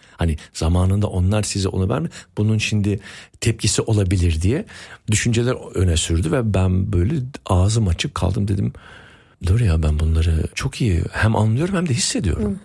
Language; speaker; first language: Turkish; early bilingual, heritage; Turkish